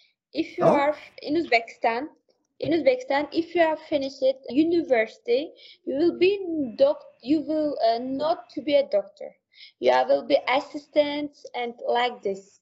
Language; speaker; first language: English; non-native, learner; Uzbek